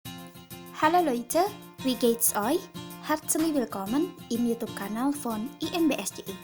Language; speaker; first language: German; non-native, fluent; Indonesian